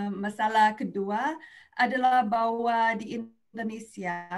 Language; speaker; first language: Indonesian; non-native, fluent; English